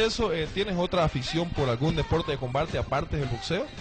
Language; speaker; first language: Spanish; native; Spanish